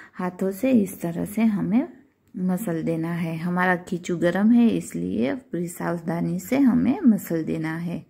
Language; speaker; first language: Hindi; non-native, local second language; Gujarati